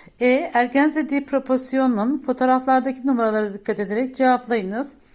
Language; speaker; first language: Turkish; native; Turkish